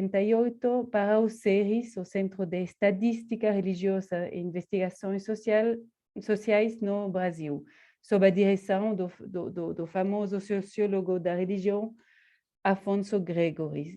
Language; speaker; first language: Portuguese; non-native, fluent; Spanish